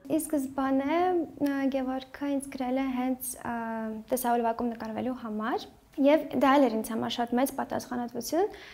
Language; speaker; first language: Armenian; early bilingual, heritage; Armenian